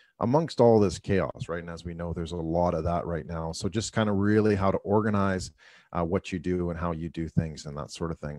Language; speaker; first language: English; native; English